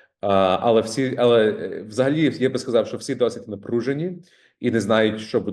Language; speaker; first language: Ukrainian; early bilingual, heritage; Ukrainian